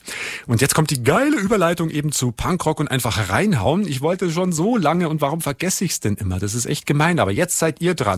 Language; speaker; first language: German; native; German